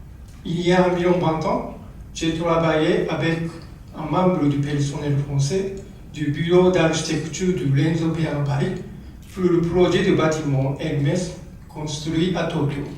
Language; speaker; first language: French; non-native, learner; Japanese